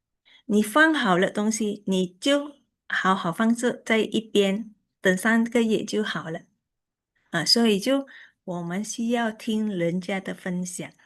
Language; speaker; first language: Chinese; early bilingual, heritage; Chinese